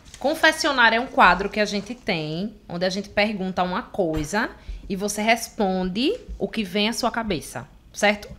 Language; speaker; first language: Portuguese; native; Portuguese